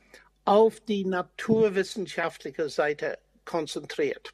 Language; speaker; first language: German; non-native, fluent; English